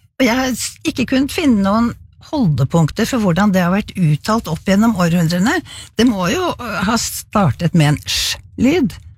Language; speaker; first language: Norwegian; native; Norwegian